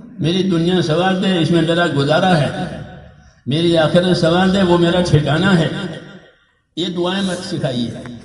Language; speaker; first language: Urdu; non-native, local second language; Gujarati